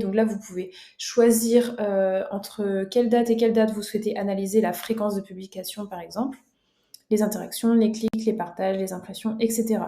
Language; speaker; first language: French; native; French